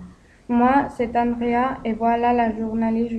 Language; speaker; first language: French; non-native, learner; Spanish